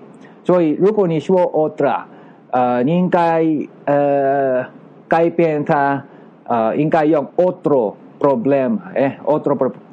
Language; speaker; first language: Chinese; non-native, learner; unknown